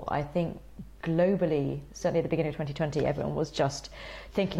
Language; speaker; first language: English; native; English